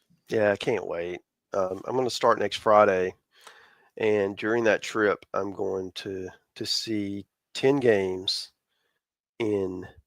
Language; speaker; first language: English; native; English